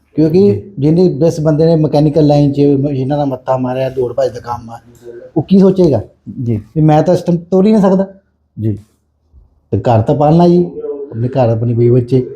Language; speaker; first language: Punjabi; native; Punjabi